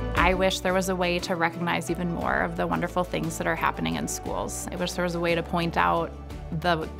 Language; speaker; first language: English; native; English